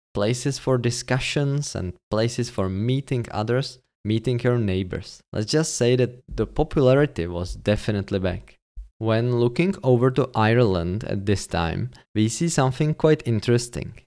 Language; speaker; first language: English; non-native, fluent; Czech